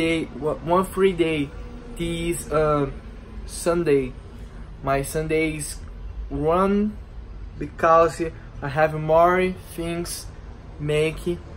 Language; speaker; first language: English; non-native, learner; Portuguese